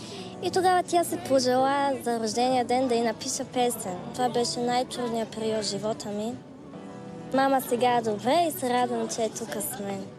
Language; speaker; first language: Bulgarian; early bilingual, heritage; Bulgarian